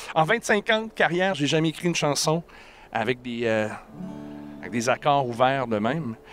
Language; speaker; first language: French; native; French